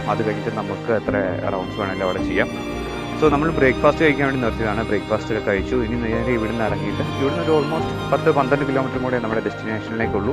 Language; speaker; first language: Malayalam; native; Malayalam